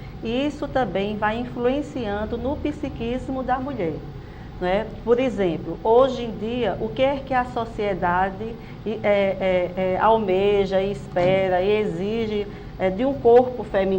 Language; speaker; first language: Portuguese; native; Portuguese